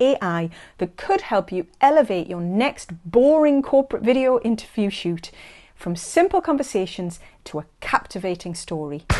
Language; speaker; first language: English; native; English